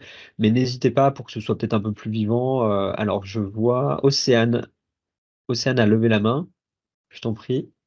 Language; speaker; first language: French; native; French